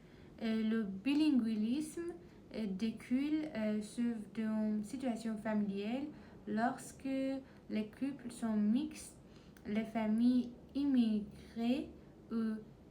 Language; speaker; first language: French; non-native, learner; Persian